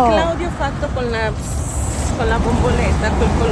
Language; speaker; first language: Italian; native; Italian